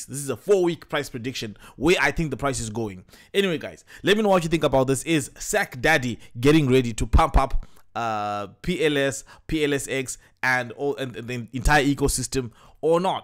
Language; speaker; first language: English; native; English